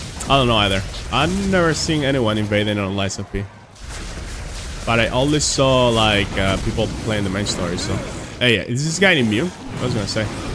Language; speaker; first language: English; non-native, fluent; Spanish